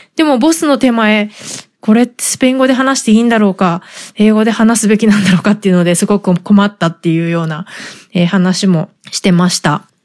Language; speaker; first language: Japanese; native; Japanese